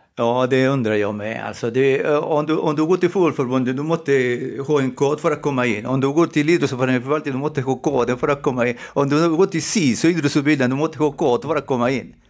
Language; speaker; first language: Swedish; non-native, fluent; Spanish